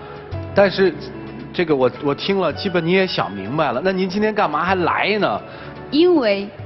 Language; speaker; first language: Chinese; native; Chinese